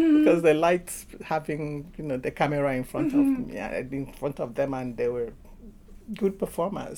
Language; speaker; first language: English; non-native, local second language; Igbo